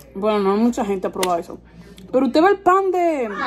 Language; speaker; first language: Spanish; early bilingual, heritage; Spanish